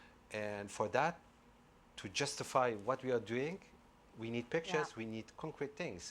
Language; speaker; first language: English; non-native, fluent; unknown